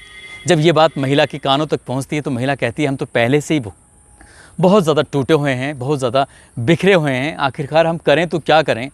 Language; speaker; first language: Hindi; native; Hindi